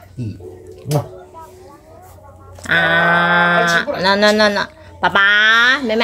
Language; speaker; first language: Chinese; non-native, fluent; Indonesian